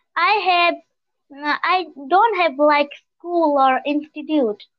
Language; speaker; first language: English; non-native, local second language; Pashto